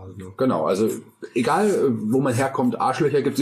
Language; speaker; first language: German; native; German